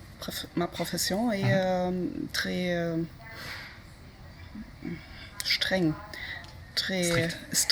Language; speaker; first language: French; non-native, learner; German